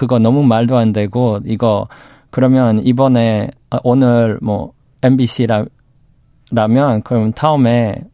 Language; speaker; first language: Korean; non-native, learner; English